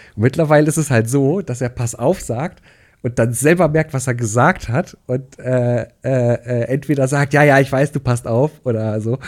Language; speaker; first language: German; native; German